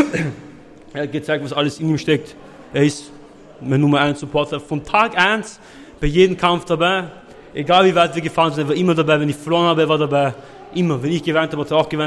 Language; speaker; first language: German; native; German